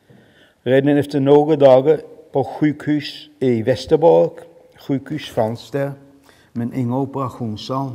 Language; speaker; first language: Swedish; non-native, fluent; Dutch